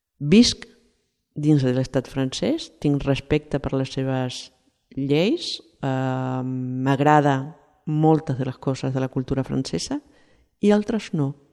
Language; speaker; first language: Catalan; non-native, fluent; Spanish